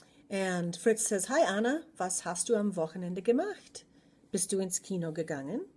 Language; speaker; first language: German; non-native, fluent; English